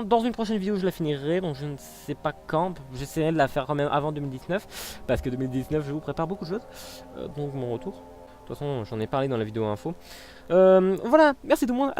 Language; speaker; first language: French; native; French